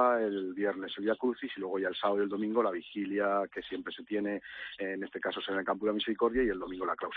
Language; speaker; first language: Spanish; native; Spanish